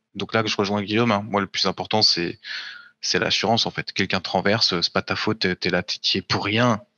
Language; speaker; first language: French; native; French